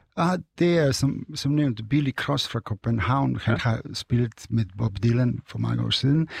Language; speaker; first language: Danish; non-native, fluent; Serbian